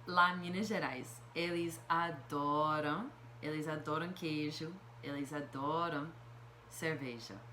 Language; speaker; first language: Portuguese; non-native, fluent; English